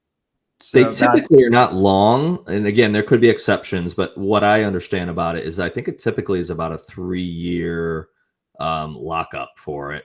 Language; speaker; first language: English; native; English